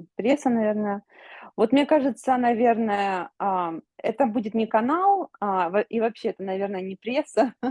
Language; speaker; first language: Russian; native; Russian